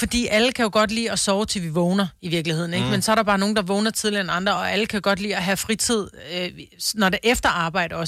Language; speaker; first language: Danish; native; Danish